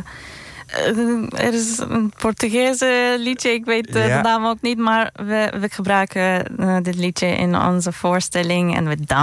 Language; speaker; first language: Dutch; non-native, learner; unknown